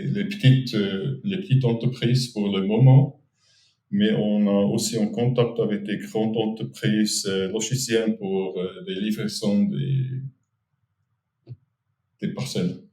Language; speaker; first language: French; non-native, fluent; German